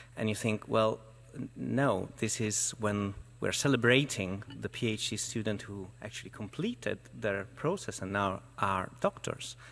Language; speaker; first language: English; non-native, fluent; Italian